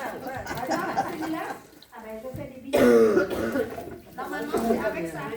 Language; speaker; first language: French; non-native, learner; Vietnamese